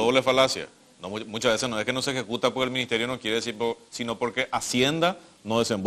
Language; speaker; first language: Spanish; native; Spanish